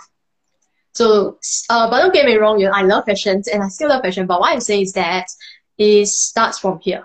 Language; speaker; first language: English; non-native, local second language; Chinese